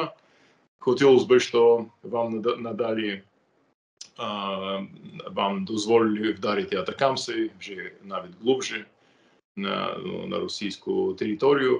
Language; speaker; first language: Ukrainian; non-native, fluent; English